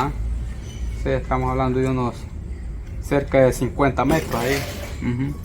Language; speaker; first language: Spanish; native; Spanish